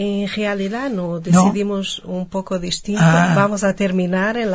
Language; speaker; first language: Spanish; non-native, fluent; Portuguese